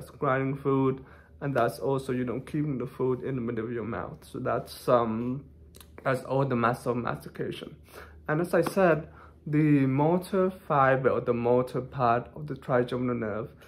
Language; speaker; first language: English; non-native, fluent; Thai